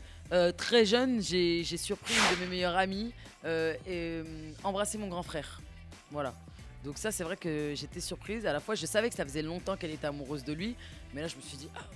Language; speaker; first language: French; native; French